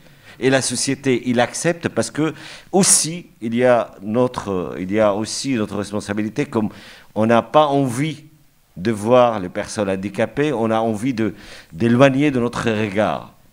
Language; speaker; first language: French; non-native, fluent; Arabic